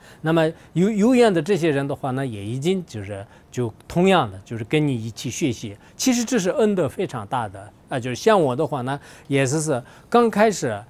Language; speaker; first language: Chinese; non-native, local second language; Tibetan